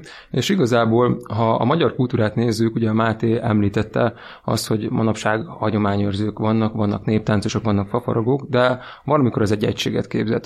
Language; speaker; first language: Hungarian; native; Hungarian